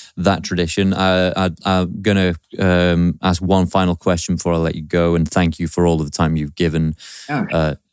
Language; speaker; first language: English; native; English